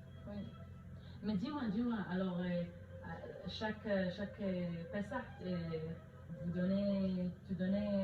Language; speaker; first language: French; early bilingual, heritage; Hebrew